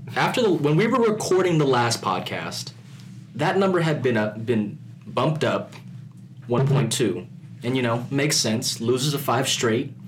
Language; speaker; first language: English; early bilingual, other home language; Filipino